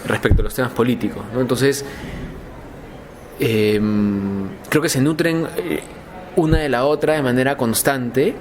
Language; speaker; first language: Spanish; native; Spanish